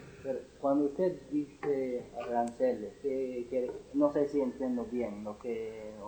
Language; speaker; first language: Spanish; non-native, fluent; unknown